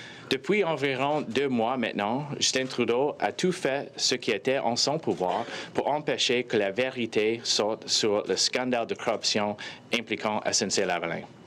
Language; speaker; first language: French; non-native, fluent; English